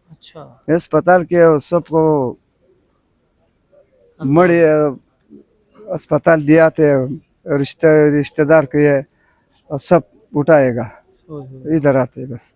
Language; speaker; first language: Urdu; non-native, local second language; Pashto